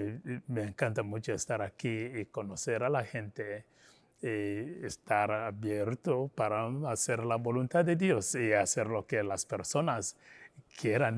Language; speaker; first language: Spanish; non-native, fluent; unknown